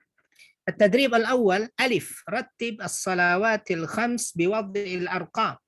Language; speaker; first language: Arabic; non-native, fluent; Indonesian